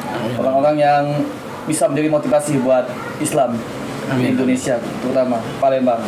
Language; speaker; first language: Malay; native; Malay